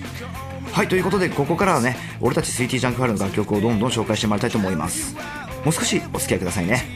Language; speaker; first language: Japanese; native; Japanese